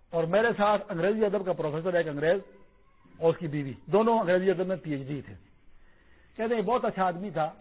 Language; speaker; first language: Urdu; non-native, local second language; Pashto